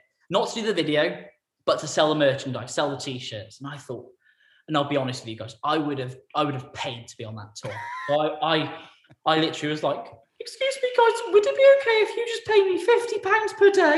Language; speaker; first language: English; native; English